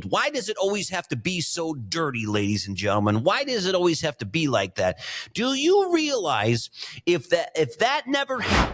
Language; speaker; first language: English; native; English